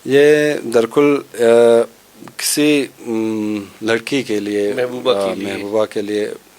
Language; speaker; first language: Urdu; non-native, local second language; Hazaragi